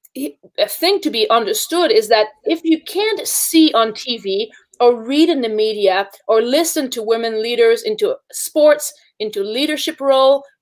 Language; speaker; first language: English; native; English